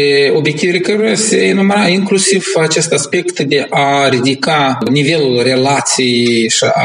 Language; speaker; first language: Romanian; native; Romanian